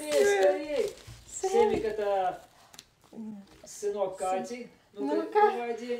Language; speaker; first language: Russian; native; Russian